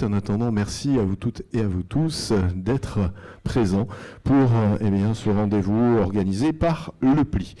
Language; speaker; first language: French; native; French